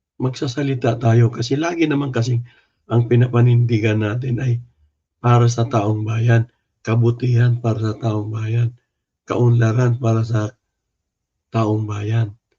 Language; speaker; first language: Filipino; non-native, local second language; Cebuano